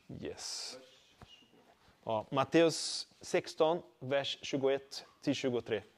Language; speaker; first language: Swedish; non-native, fluent; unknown